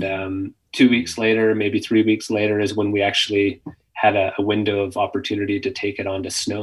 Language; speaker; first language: English; native; English